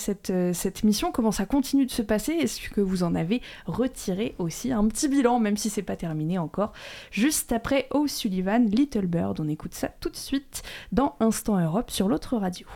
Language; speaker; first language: French; native; French